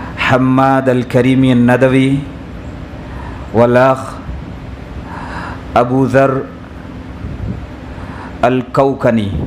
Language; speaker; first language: Arabic; non-native, fluent; Urdu